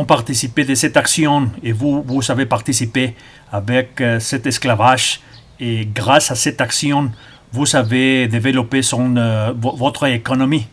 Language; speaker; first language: French; non-native, learner; Spanish